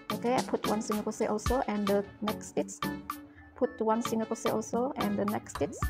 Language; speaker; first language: English; non-native, learner; Indonesian